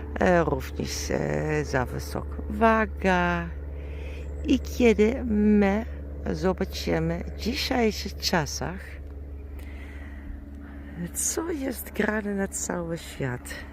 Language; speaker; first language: Polish; non-native, learner; German